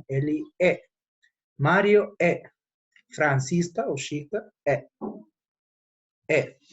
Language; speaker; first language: Portuguese; non-native, fluent; Spanish